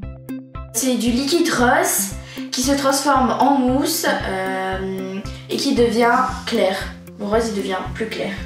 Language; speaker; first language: French; native; French